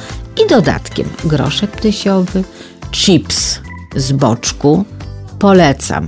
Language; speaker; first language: Polish; native; Polish